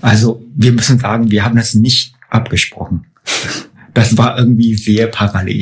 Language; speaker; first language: German; non-native, fluent; Chinese